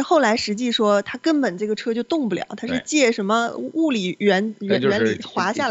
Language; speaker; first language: Chinese; native; Chinese